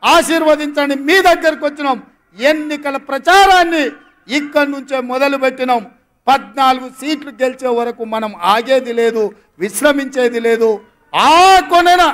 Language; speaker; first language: Telugu; native; Telugu